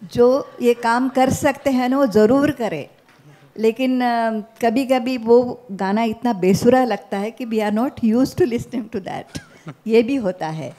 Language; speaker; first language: Hindi; non-native, local second language; Marathi